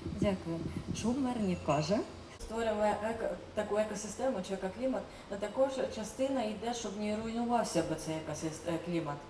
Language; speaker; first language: Ukrainian; non-native, fluent; Estonian